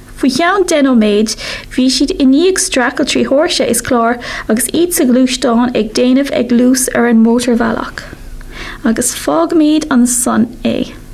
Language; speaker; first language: Irish; non-native, local second language; English